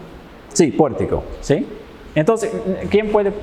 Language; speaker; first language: Spanish; non-native, fluent; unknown